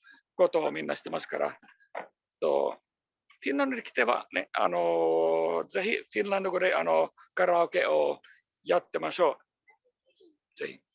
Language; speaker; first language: Japanese; non-native, fluent; Finnish